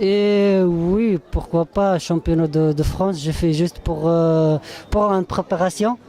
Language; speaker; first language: French; non-native, learner; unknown